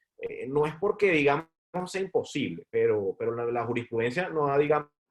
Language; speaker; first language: Spanish; native; Spanish